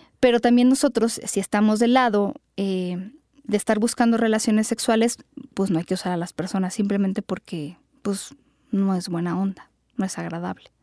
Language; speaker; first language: Spanish; native; Spanish